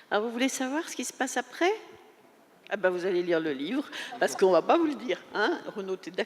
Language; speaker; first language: French; native; French